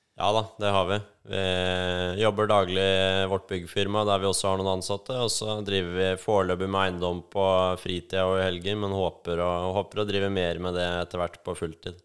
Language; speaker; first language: Norwegian; native; Norwegian